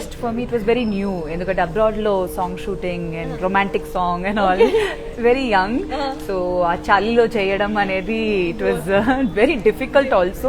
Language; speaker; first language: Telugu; non-native, local second language; Tamil